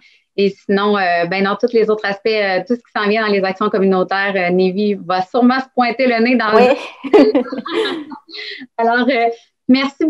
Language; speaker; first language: French; native; French